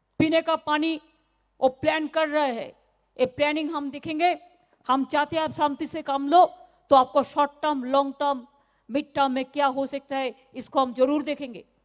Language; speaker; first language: Hindi; non-native, local second language; Bangla